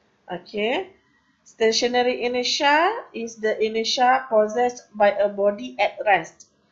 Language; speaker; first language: English; non-native, local second language; Malay